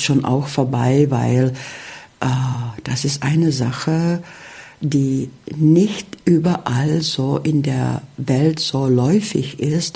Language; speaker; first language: German; early bilingual, heritage; Czech